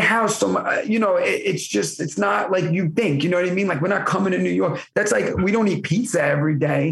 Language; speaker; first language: English; native; English